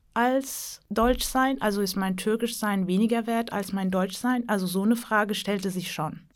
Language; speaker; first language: German; early bilingual, other home language; Turkish